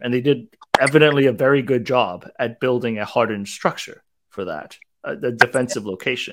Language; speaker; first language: English; non-native, local second language; Cantonese